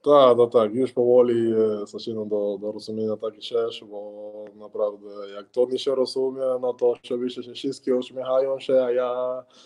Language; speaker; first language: Polish; non-native, learner; Spanish